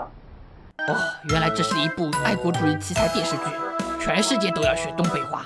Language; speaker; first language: Chinese; native; Chinese